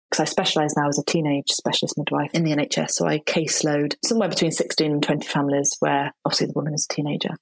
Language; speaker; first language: English; native; English